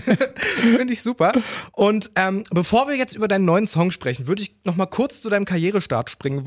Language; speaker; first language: German; native; German